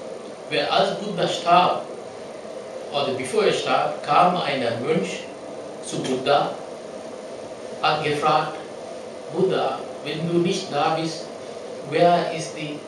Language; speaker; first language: German; non-native, learner; Sinhala